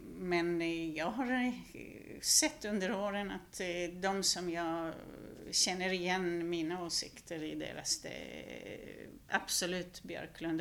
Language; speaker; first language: Swedish; non-native, fluent; Hungarian